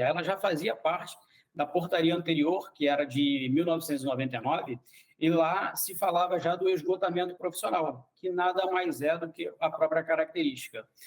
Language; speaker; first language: Portuguese; native; Portuguese